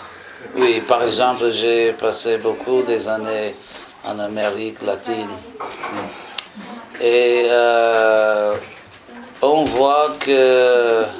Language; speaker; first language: French; non-native, fluent; English